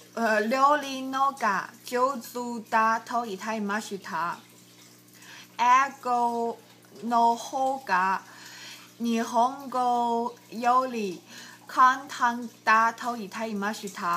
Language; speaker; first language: Japanese; non-native, learner; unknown